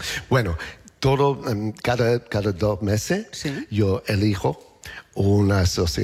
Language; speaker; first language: Spanish; non-native, learner; English